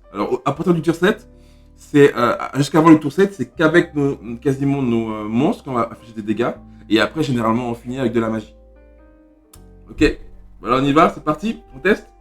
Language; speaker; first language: French; native; French